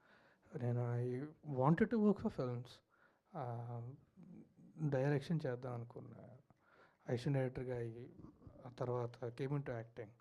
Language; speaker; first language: Telugu; native; Telugu